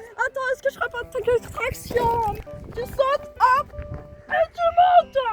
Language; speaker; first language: French; native; French